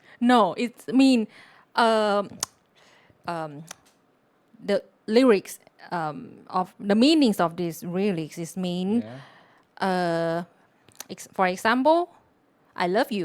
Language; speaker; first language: English; non-native, learner; Thai